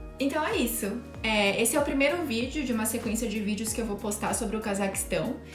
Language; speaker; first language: Portuguese; native; Portuguese